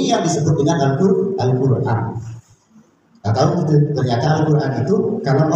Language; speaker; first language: Indonesian; native; Indonesian